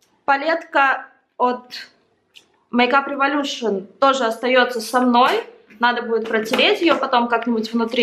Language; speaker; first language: Russian; native; Russian